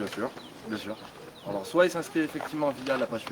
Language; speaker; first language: French; native; French